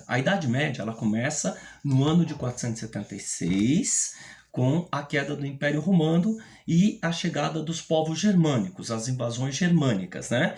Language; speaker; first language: Portuguese; native; Portuguese